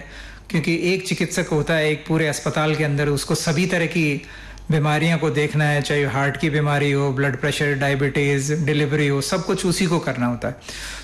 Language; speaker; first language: Hindi; non-native, local second language; Rajasthani